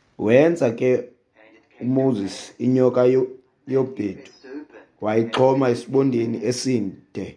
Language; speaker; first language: Xhosa; non-native, local second language; Zulu